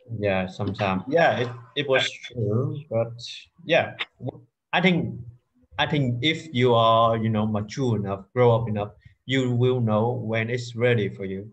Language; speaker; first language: English; non-native, fluent; Vietnamese